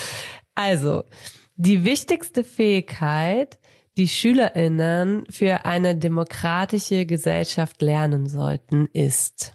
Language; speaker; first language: German; native; German